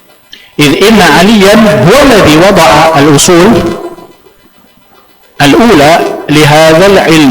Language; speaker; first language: Arabic; non-native, fluent; Indonesian